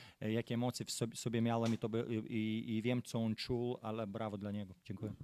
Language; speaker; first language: Polish; non-native, fluent; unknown